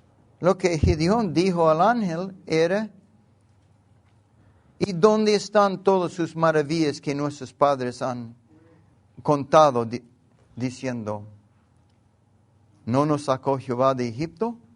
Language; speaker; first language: Spanish; non-native, learner; English